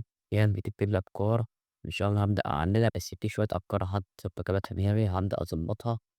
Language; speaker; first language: Arabic; native; Arabic